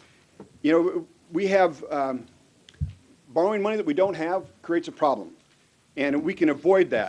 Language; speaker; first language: English; native; English